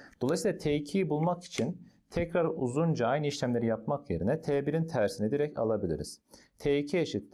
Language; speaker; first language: Turkish; native; Turkish